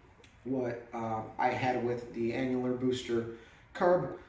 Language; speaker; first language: English; native; English